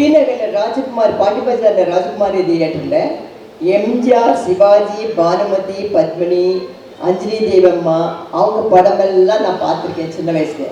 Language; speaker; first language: Tamil; non-native, local second language; Telugu